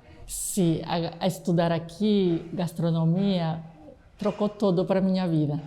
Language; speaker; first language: Portuguese; non-native, fluent; Spanish